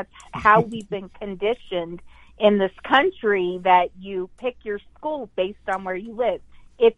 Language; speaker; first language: English; native; English